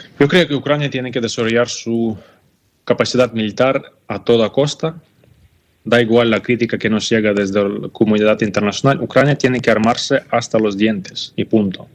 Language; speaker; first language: Spanish; non-native, fluent; Ukrainian